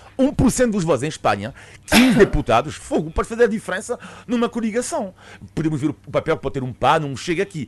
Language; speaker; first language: Portuguese; non-native, fluent; French